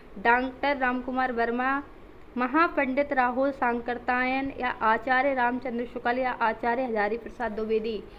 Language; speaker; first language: Hindi; native; Hindi